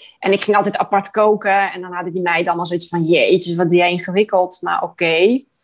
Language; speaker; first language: Dutch; non-native, fluent; Polish